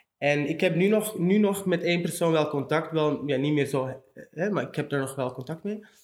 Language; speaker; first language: Dutch; early bilingual, other home language; Romany